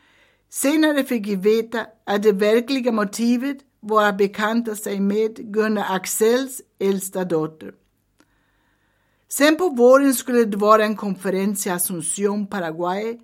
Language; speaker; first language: Swedish; early bilingual, heritage; Swedish